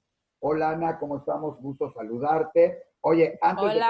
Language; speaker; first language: Spanish; native; Spanish